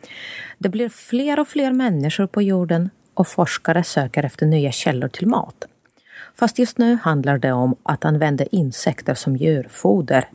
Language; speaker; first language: Swedish; non-native, fluent; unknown